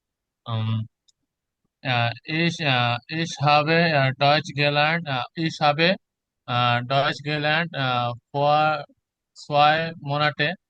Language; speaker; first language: German; non-native, learner; Bangla